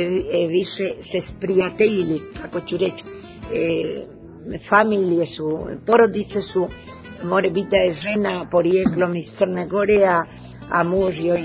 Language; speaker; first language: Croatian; early bilingual, heritage; Serbian